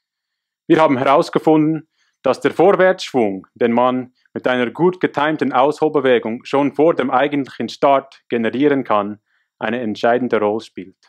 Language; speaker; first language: German; non-native, fluent; English